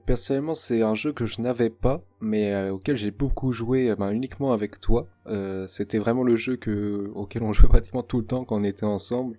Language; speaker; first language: French; native; French